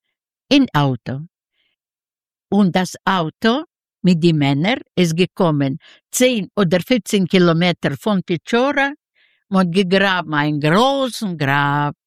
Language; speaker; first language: German; non-native, fluent; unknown